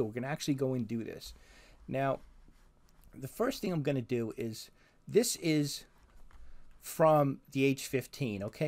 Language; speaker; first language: English; native; English